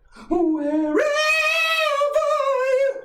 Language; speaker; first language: English; native; English